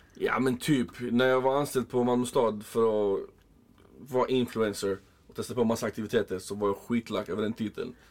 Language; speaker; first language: Swedish; early bilingual, other home language; Arabic